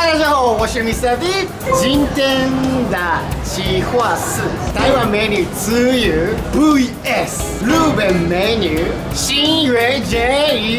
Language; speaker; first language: Chinese; non-native, learner; Japanese